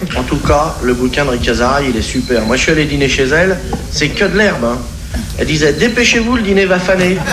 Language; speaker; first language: French; native; French